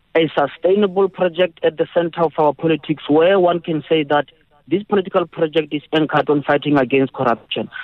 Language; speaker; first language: English; non-native, local second language; Northern Sotho